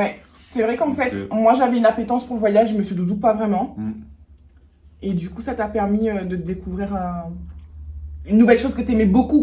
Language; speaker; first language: French; native; French